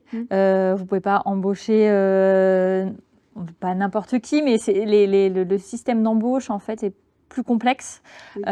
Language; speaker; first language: French; native; French